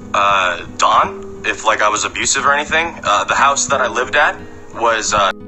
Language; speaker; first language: English; native; English